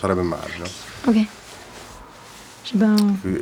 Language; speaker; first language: Italian; non-native, fluent; French